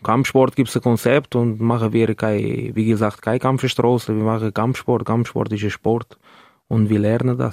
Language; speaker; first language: German; non-native, learner; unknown